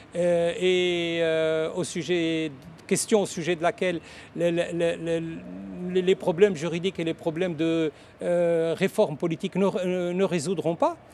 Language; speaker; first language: French; non-native, local second language; Arabic